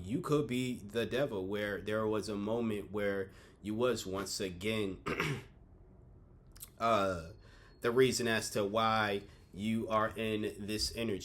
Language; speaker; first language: English; native; English